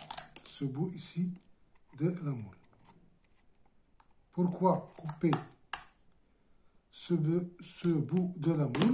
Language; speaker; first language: French; non-native, local second language; Arabic